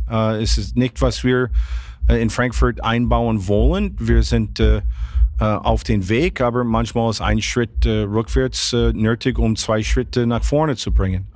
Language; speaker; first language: German; non-native, fluent; English